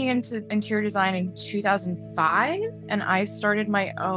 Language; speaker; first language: English; native; English